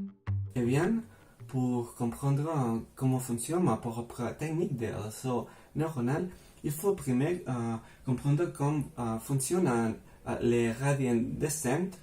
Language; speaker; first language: French; non-native, fluent; Spanish